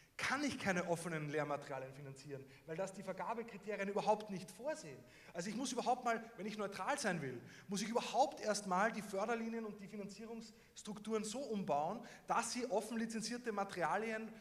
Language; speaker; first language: German; native; German